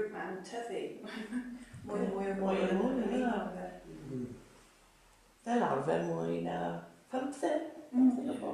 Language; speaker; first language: Welsh; non-native, learner; English